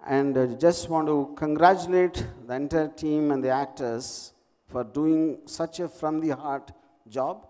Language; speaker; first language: English; non-native, local second language; Telugu